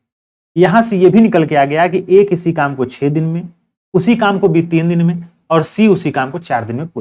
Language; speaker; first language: Hindi; native; Hindi